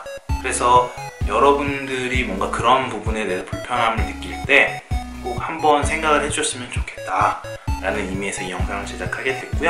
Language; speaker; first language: Korean; native; Korean